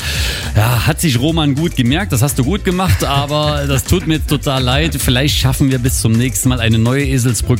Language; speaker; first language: German; native; German